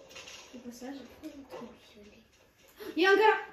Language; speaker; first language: French; native; French